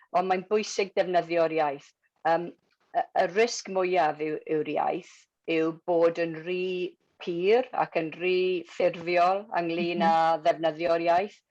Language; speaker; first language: Welsh; non-native, local second language; English